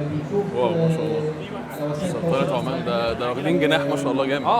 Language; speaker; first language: Arabic; native; Arabic